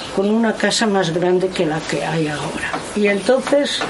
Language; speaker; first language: Spanish; non-native, local second language; Catalan